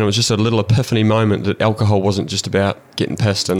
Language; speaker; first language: English; native; English